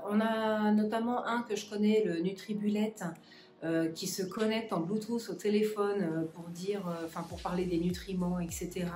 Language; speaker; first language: French; native; French